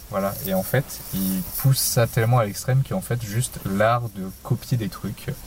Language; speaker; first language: French; native; French